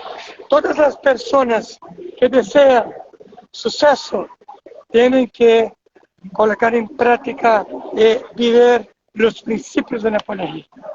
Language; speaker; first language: Spanish; non-native, fluent; Portuguese